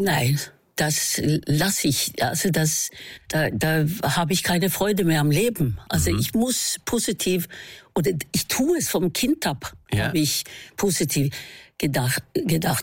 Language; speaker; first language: German; non-native, fluent; Norwegian